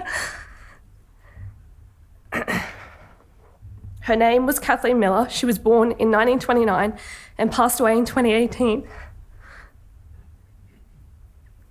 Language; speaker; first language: English; native; English